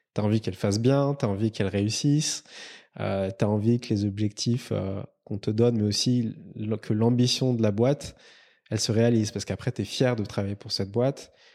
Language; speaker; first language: French; native; French